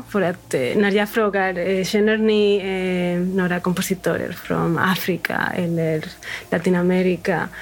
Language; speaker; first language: Swedish; non-native, fluent; Spanish